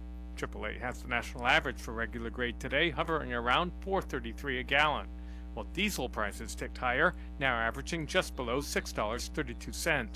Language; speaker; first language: English; native; English